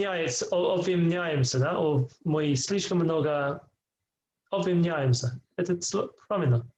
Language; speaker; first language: Russian; non-native, learner; English